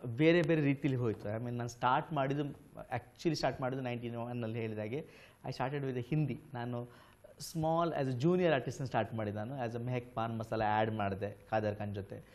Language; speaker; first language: Kannada; non-native, local second language; Konkani